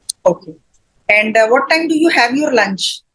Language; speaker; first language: English; non-native, fluent; Hindi